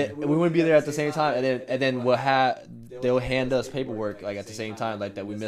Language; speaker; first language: English; native; English